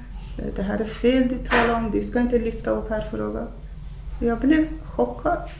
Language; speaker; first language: Swedish; non-native, fluent; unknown